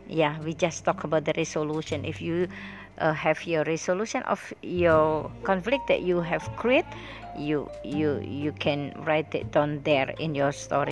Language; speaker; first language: English; non-native, fluent; Indonesian